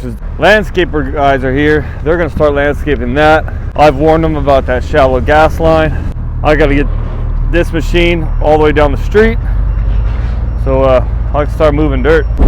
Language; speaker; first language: English; native; English